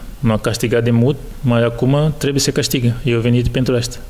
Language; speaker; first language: Romanian; non-native, learner; Portuguese